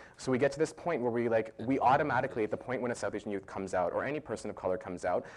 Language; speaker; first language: English; native; English